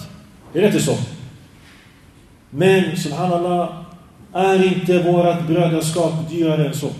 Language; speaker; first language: Swedish; early bilingual, other home language; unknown